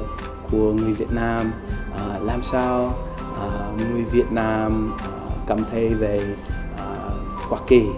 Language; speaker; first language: Vietnamese; non-native, learner; English